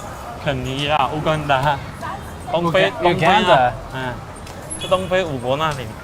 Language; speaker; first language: Chinese; native; Chinese